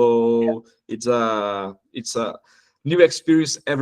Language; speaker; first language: English; non-native, fluent; Portuguese